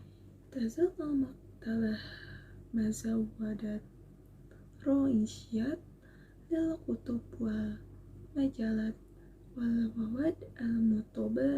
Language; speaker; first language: Arabic; non-native, learner; Indonesian